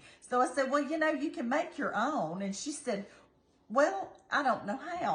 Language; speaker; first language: English; native; English